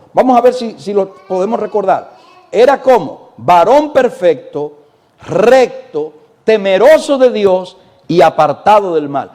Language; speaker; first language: Spanish; native; Spanish